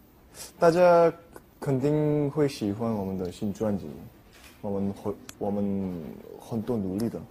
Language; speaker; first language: Chinese; non-native, learner; Korean